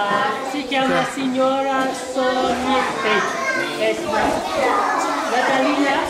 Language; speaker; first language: Italian; non-native, learner; Burmese